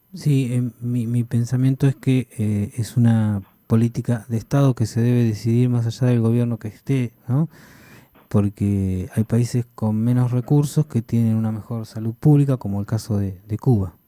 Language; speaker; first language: Spanish; native; Spanish